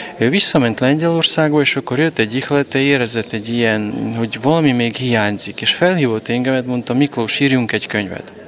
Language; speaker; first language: Hungarian; non-native, local second language; Ukrainian